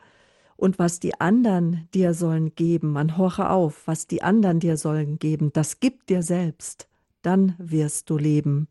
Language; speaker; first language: German; native; German